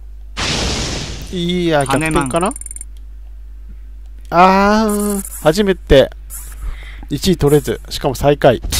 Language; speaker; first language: Japanese; native; Japanese